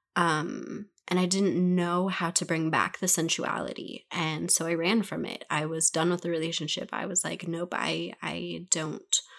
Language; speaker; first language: English; native; English